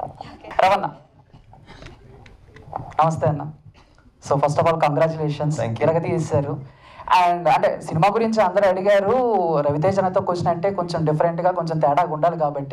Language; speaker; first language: Telugu; native; Telugu